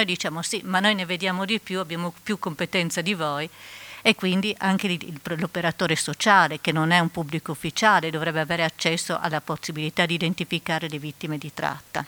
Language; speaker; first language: Italian; native; Italian